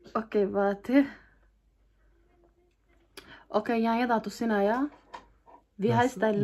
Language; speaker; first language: German; non-native, learner; Somali